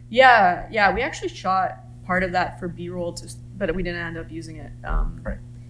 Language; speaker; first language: English; native; English